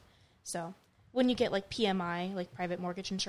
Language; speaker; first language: English; native; English